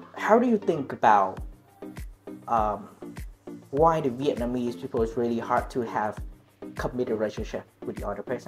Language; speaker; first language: English; non-native, learner; Vietnamese